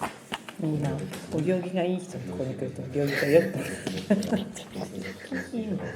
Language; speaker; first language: Japanese; native; Japanese